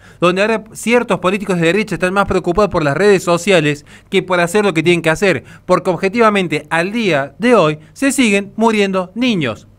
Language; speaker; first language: Spanish; native; Spanish